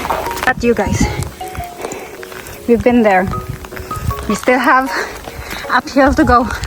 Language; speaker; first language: English; non-native, local second language; Cebuano